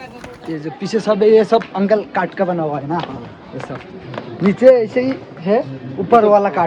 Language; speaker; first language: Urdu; non-native, local second language; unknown